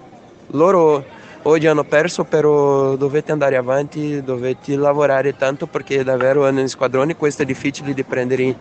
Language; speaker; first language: Italian; non-native, fluent; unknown